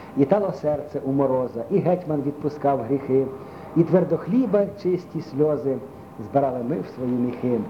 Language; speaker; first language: Ukrainian; native; Ukrainian